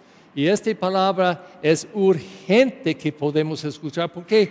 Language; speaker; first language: Spanish; non-native, learner; English